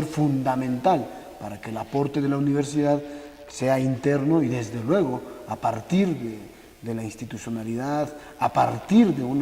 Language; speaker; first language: Spanish; native; Spanish